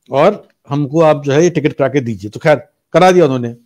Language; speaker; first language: Hindi; native; Hindi